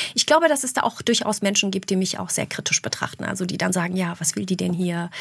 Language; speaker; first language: German; early bilingual, other home language; Albanian